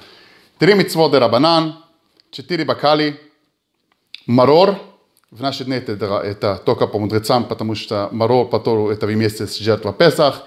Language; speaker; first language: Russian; early bilingual, heritage; Hebrew